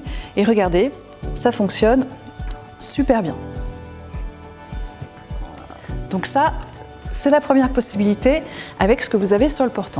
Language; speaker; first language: French; native; French